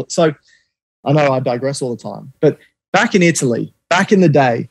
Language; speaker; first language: English; native; English